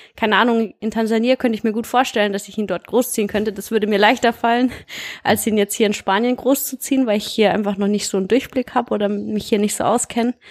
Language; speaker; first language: German; early bilingual, heritage; German